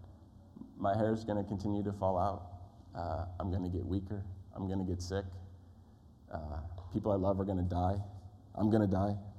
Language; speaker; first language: English; native; English